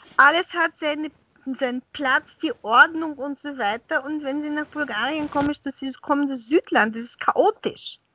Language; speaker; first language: German; early bilingual, other home language; Bulgarian